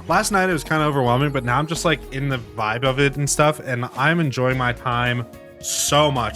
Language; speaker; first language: English; native; English